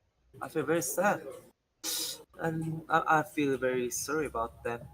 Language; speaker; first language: English; non-native, learner; Korean